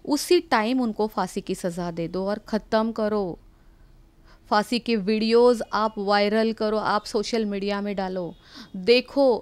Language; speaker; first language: Hindi; non-native, local second language; Marathi